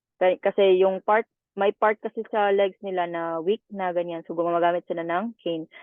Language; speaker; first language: Filipino; native; Filipino